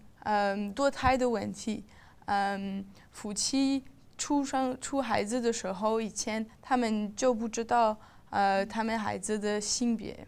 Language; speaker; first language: Chinese; non-native, learner; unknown